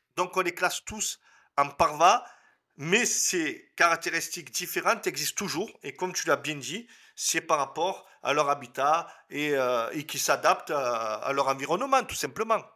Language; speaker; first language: French; native; French